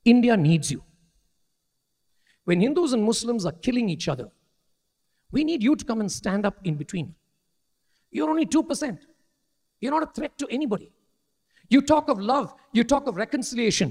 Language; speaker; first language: English; non-native, local second language; Malayalam